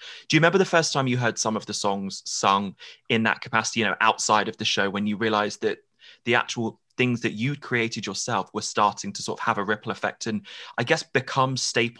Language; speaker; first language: English; native; English